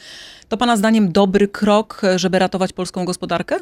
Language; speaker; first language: Polish; native; Polish